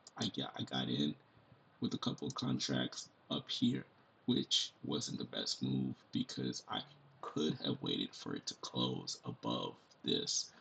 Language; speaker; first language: English; native; English